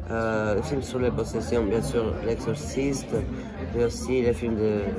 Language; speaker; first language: French; non-native, fluent; Italian